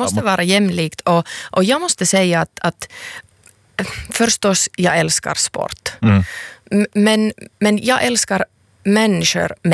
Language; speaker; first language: Swedish; non-native, local second language; Finnish